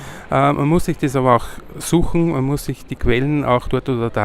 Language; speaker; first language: German; native; German